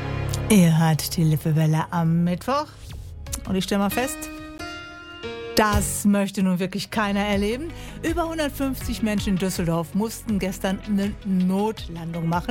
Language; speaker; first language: German; native; German